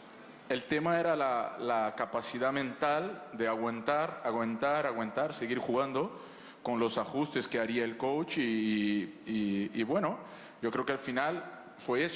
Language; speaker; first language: Spanish; non-native, fluent; Portuguese